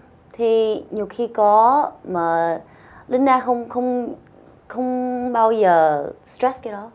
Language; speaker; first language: Vietnamese; early bilingual, heritage; Vietnamese